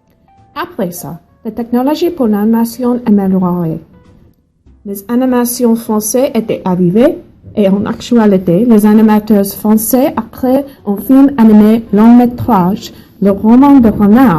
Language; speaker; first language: French; non-native, learner; English